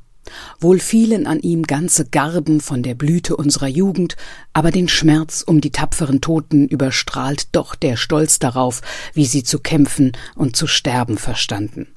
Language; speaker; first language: German; native; German